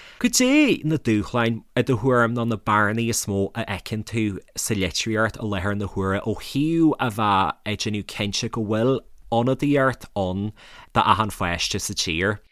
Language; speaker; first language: Irish; native; Irish